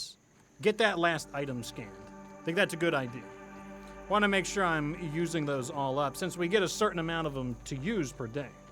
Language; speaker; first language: English; native; English